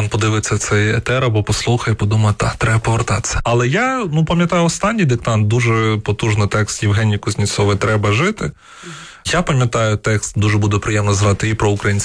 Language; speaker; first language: Ukrainian; non-native, local second language; Russian